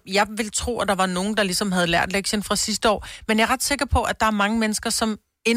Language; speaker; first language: Danish; native; Danish